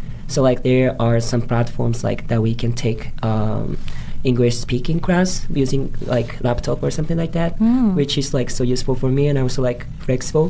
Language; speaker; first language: English; non-native, fluent; Japanese